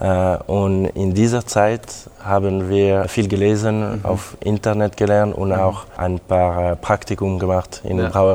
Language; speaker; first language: German; non-native, local second language; French